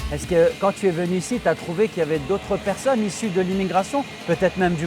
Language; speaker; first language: French; native; French